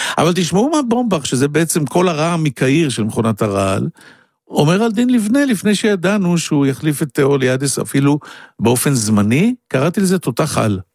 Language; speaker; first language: Hebrew; native; Hebrew